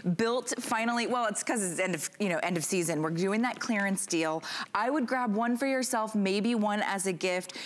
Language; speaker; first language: English; native; English